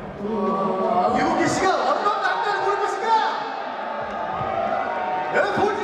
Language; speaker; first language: Korean; native; Korean